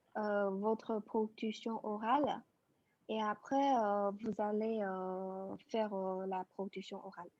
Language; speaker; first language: French; non-native, fluent; Chinese